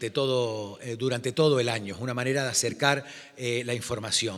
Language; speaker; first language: Spanish; native; Spanish